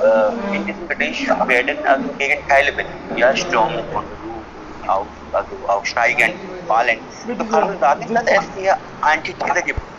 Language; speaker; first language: German; non-native, fluent; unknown